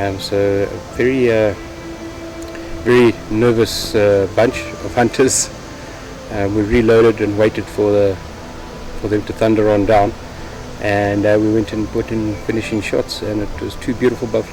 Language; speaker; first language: English; native; English